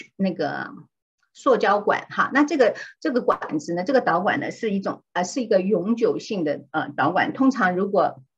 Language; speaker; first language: Chinese; native; Chinese